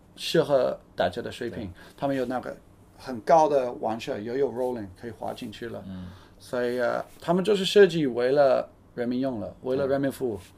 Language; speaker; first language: Chinese; non-native, fluent; English